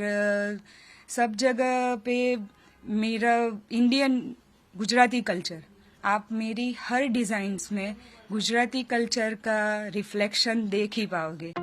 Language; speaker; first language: Hindi; non-native, local second language; Gujarati